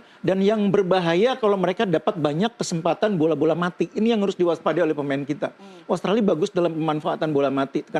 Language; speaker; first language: Indonesian; native; Indonesian